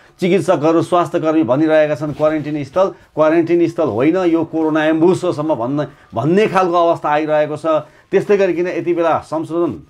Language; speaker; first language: Nepali; native; Nepali